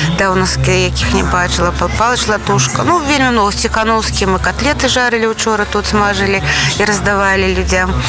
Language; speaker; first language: Belarusian; non-native, local second language; Russian